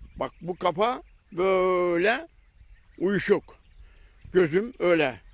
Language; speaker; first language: Turkish; native; Turkish